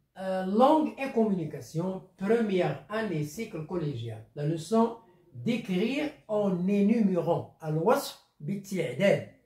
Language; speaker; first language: French; non-native, local second language; Arabic